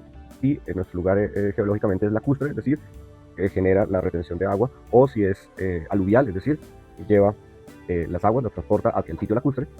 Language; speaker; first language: Spanish; native; Spanish